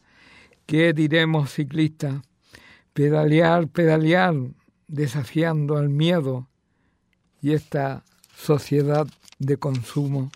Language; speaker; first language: Spanish; native; Spanish